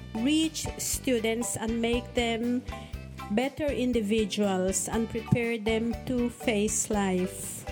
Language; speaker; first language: English; non-native, local second language; Spanish